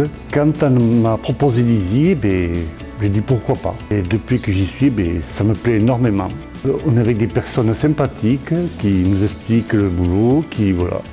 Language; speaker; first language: French; native; French